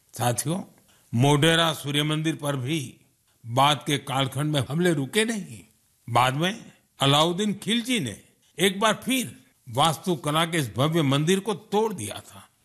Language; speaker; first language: Hindi; non-native, local second language; Gujarati